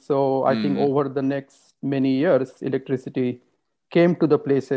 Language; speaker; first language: English; non-native, local second language; Hindi